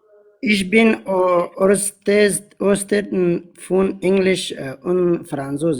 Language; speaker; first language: German; non-native, learner; Pashto